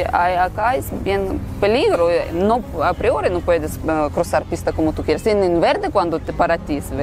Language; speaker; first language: Spanish; non-native, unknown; Russian